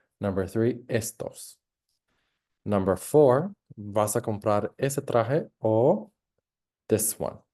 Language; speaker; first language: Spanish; non-native, fluent; English